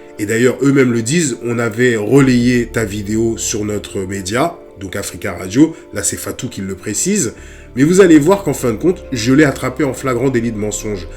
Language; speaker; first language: French; native; French